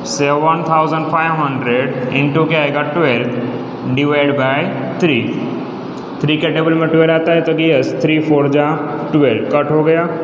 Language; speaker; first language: Hindi; non-native, local second language; Gujarati